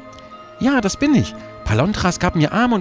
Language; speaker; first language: German; native; German